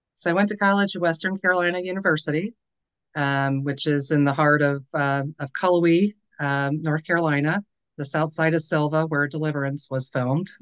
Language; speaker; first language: English; native; English